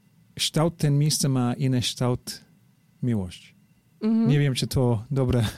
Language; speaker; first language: Polish; non-native, learner; English